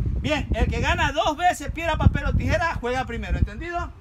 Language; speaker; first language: Spanish; native; Spanish